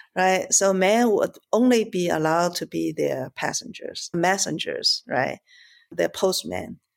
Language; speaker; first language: English; non-native, fluent; Chinese